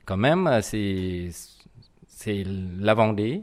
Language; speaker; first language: French; non-native, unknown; Vietnamese